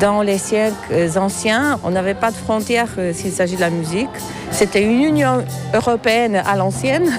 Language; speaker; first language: French; non-native, fluent; Polish